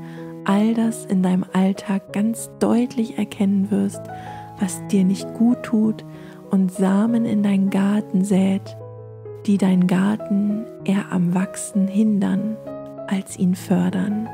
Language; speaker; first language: German; native; German